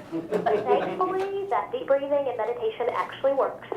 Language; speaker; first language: English; native; English